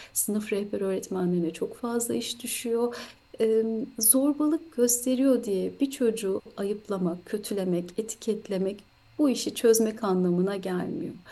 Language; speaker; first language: Turkish; native; Turkish